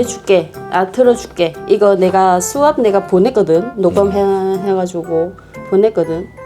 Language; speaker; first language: Korean; non-native, learner; Vietnamese